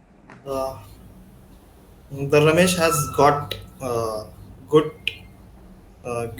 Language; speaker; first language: English; non-native, learner; Hindi